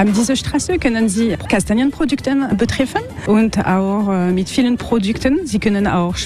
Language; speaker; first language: German; non-native, learner; French